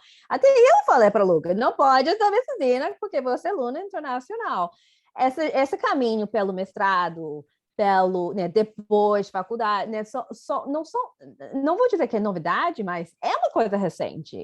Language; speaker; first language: Portuguese; non-native, fluent; English